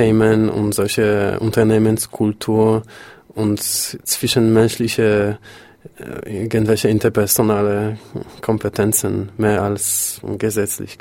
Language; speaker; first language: German; non-native, fluent; Polish